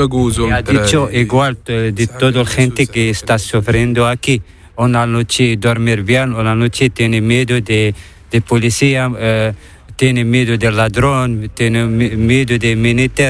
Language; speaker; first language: Spanish; non-native, learner; Arabic